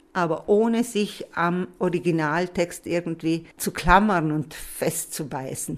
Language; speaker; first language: German; non-native, local second language; Italian